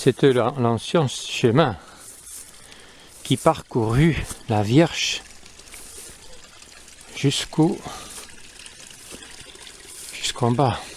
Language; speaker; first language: French; non-native, fluent; Spanish